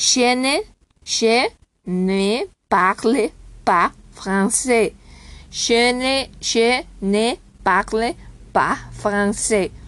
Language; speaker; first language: French; non-native, learner; Spanish